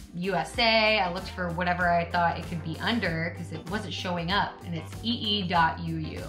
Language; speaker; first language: English; native; English